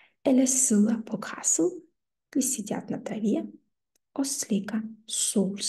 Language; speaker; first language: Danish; non-native, fluent; Russian